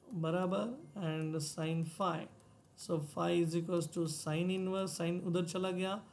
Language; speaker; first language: Hindi; non-native, local second language; Marathi